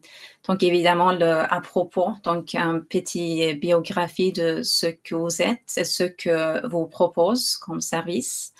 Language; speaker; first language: French; non-native, fluent; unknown